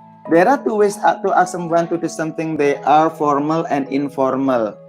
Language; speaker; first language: English; non-native, learner; Indonesian